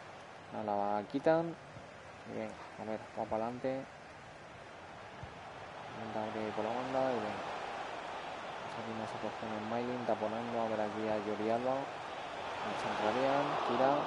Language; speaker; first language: Spanish; native; Spanish